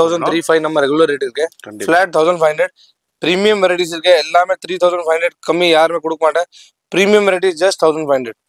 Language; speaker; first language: Tamil; non-native, local second language; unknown